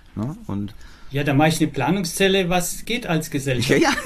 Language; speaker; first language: German; native; German